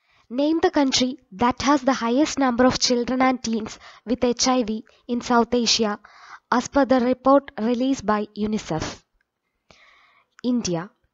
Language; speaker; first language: English; non-native, local second language; Malayalam